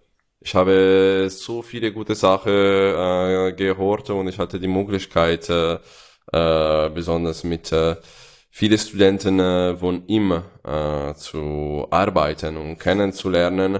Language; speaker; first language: German; non-native, fluent; Italian